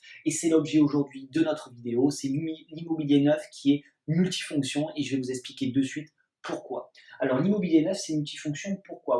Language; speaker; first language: French; native; French